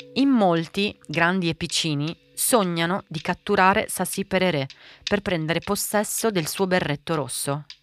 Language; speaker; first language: Italian; early bilingual, other home language; Portuguese